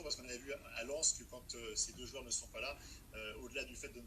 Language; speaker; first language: French; native; French